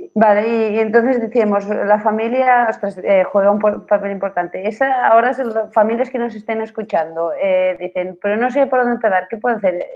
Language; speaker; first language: Spanish; non-native, local second language; Catalan